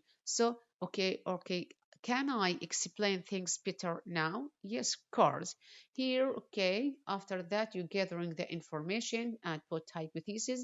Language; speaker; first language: English; non-native, fluent; Arabic